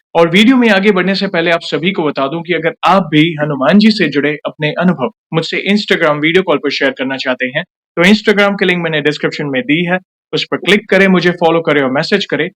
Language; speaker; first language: Hindi; native; Hindi